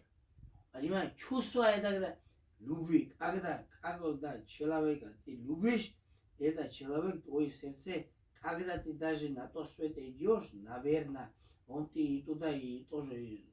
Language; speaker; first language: Russian; non-native, fluent; Georgian